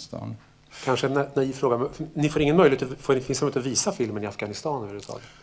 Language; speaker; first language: Swedish; native; Swedish